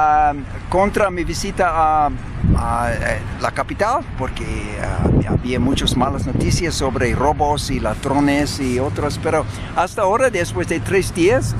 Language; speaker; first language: Spanish; non-native, fluent; English